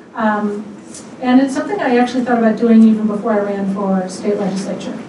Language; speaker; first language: English; native; English